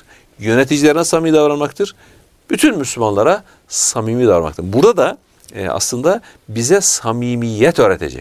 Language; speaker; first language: Turkish; native; Turkish